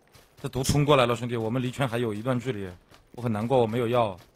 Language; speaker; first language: Chinese; native; Chinese